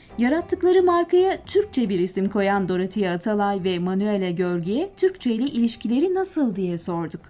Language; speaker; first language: Turkish; native; Turkish